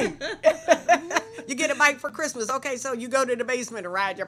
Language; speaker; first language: English; native; English